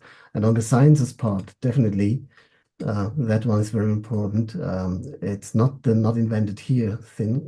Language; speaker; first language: English; non-native, fluent; German